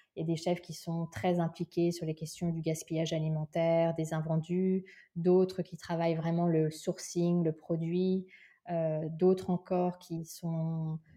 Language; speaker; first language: French; native; French